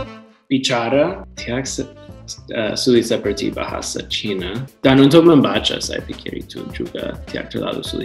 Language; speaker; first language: Indonesian; non-native, learner; English